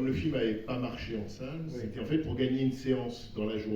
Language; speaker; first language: French; native; French